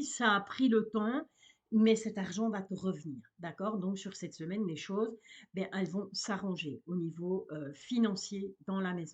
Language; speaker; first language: French; native; French